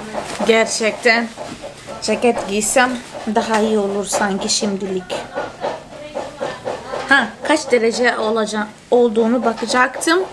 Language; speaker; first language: Turkish; non-native, fluent; Portuguese